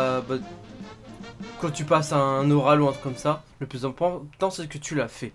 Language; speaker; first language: French; native; French